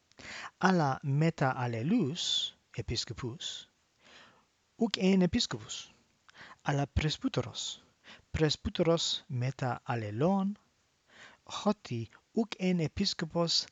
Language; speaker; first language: Greek; non-native, learner; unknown